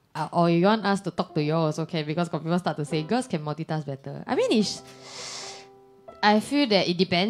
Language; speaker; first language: English; non-native, local second language; Chinese